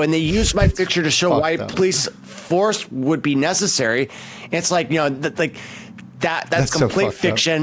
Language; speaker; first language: English; native; English